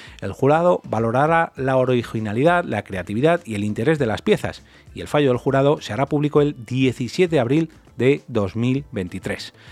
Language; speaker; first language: Spanish; native; Spanish